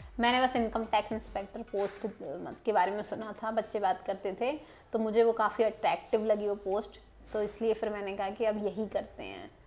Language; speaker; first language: Hindi; native; Hindi